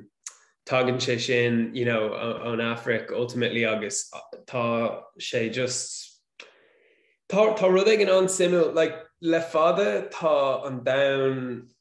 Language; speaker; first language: Irish; non-native, local second language; English